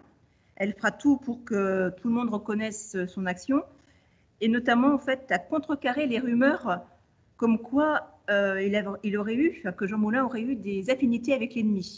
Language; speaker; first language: French; native; French